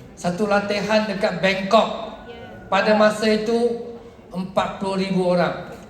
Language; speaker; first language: Malay; non-native, local second language; Chinese